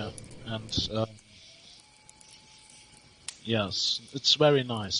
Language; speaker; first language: English; non-native, learner; German